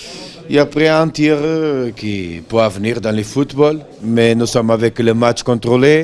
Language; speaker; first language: French; non-native, fluent; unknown